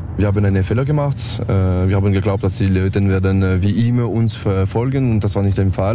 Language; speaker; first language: German; non-native, learner; French